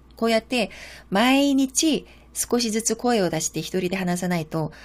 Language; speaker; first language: Japanese; non-native, fluent; Korean